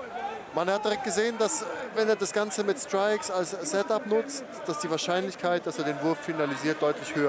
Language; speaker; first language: German; native; German